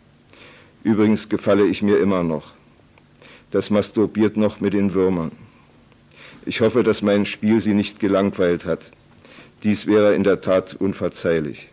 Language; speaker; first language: German; native; German